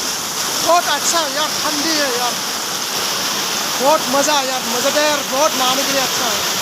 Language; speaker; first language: Hindi; non-native, local second language; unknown